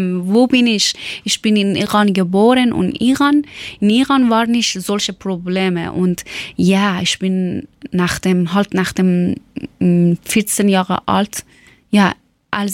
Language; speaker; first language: German; non-native, learner; Persian